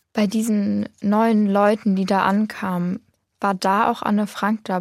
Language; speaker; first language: German; native; German